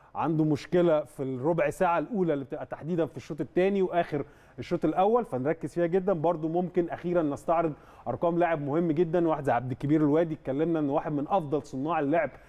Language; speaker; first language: Arabic; native; Arabic